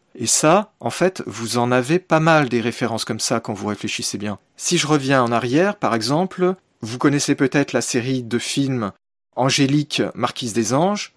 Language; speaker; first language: French; native; French